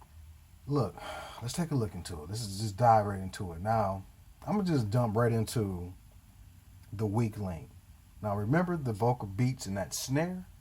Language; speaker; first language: English; native; English